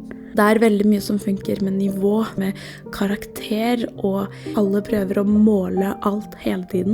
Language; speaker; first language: Norwegian; non-native, fluent; French